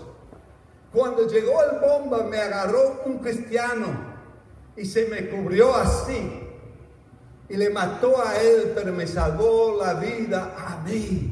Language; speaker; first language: Spanish; non-native, fluent; English